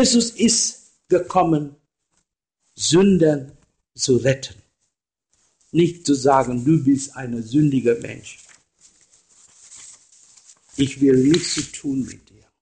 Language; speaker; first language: German; non-native, fluent; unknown